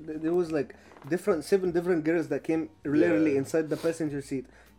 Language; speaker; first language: English; non-native, fluent; Arabic